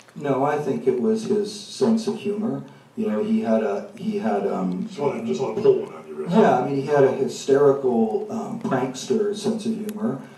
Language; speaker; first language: English; native; English